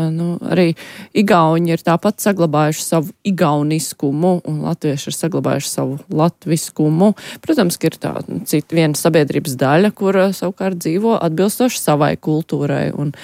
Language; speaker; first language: Latvian; native; Latvian